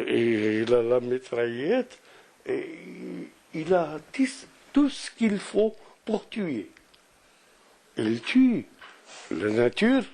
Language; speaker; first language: French; non-native, local second language; Arabic